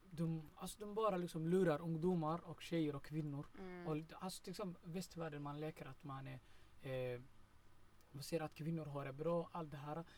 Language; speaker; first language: Swedish; early bilingual, other home language; Somali